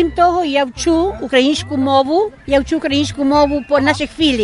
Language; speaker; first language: Ukrainian; early bilingual, heritage; Ukrainian